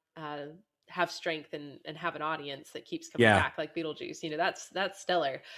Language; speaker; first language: English; native; English